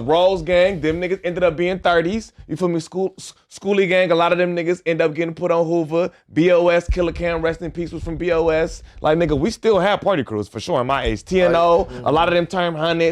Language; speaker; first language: English; native; English